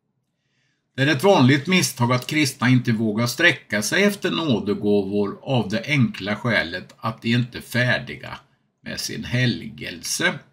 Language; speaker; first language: Swedish; native; Swedish